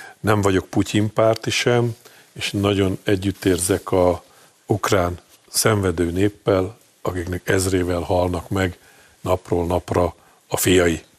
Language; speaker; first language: Hungarian; native; Hungarian